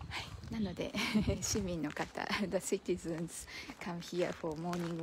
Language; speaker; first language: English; non-native, learner; Japanese